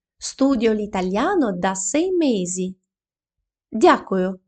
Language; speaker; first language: Italian; non-native, fluent; Ukrainian